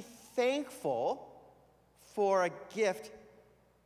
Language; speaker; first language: English; native; English